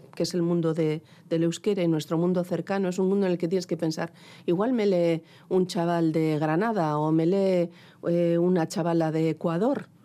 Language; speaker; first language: Spanish; non-native, local second language; Basque